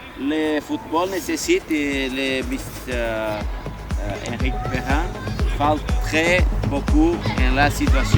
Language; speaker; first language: French; non-native, learner; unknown